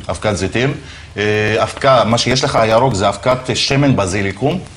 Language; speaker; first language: Hebrew; non-native, local second language; Arabic